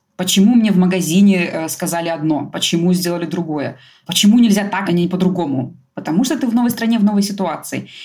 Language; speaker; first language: Russian; native; Russian